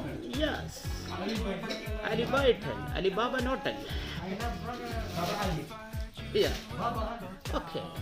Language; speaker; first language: English; non-native, learner; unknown